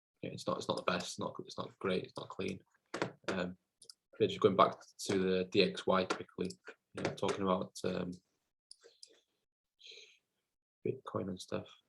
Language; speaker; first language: English; native; English